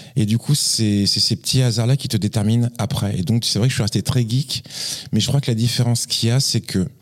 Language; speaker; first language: French; native; French